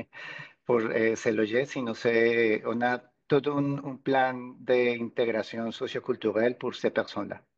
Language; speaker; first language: French; non-native, fluent; Spanish